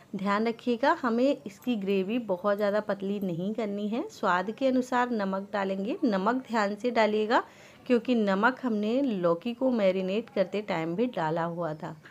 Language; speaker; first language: Hindi; native; Hindi